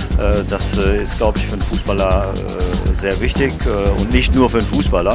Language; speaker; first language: German; native; German